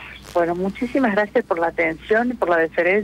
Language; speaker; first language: Spanish; native; Spanish